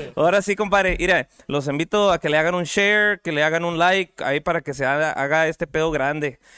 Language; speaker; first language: Spanish; early bilingual, heritage; Spanish